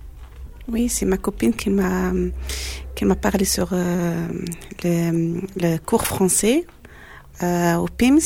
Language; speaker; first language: French; non-native, learner; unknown